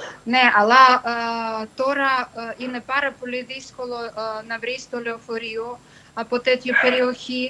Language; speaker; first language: Greek; non-native, fluent; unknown